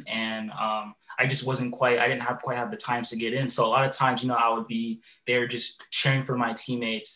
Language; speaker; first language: English; native; English